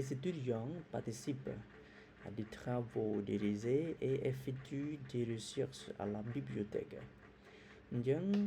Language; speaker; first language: French; non-native, fluent; Khmer